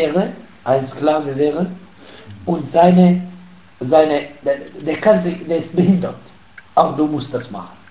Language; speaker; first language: German; non-native, fluent; Arabic